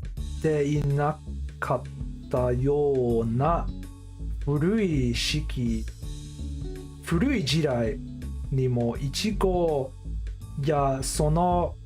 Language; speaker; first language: Japanese; non-native, learner; English